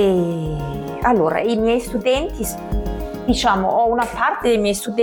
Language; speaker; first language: Italian; non-native, fluent; German